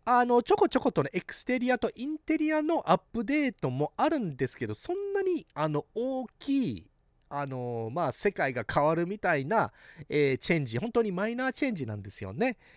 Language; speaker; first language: Japanese; early bilingual, heritage; Japanese